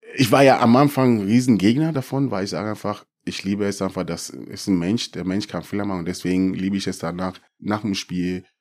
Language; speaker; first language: German; early bilingual, other home language; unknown